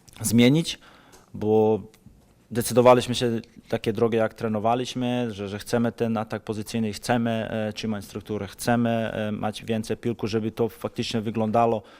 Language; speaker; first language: Polish; non-native, fluent; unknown